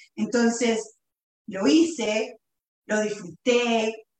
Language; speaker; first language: Spanish; native; Spanish